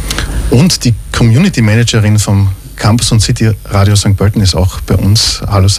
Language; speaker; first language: German; native; German